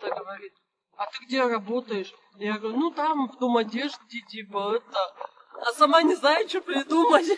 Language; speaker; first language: Russian; native; Russian